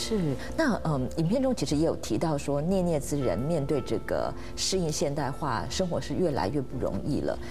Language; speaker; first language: Chinese; native; Chinese